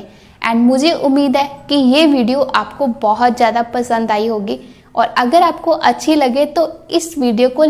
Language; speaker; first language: Hindi; native; Hindi